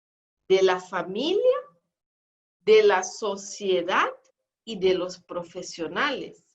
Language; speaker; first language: Spanish; non-native, fluent; Portuguese